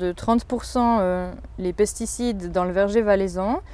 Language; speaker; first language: French; native; French